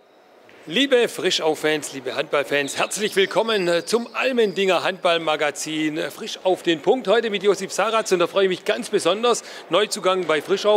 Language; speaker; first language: German; native; German